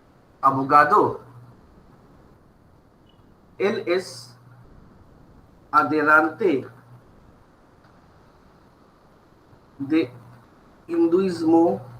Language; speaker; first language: Spanish; non-native, fluent; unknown